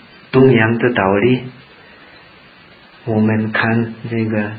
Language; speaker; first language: Chinese; non-native, fluent; Czech